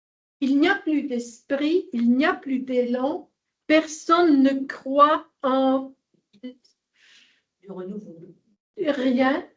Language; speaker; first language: French; non-native, fluent; Polish